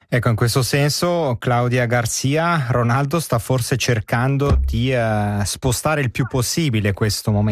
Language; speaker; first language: Italian; native; Italian